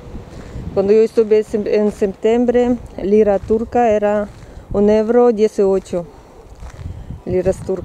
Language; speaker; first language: Spanish; non-native, learner; Russian